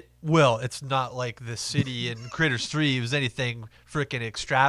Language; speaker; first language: English; native; English